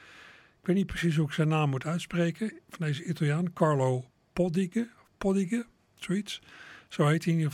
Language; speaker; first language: Dutch; native; Dutch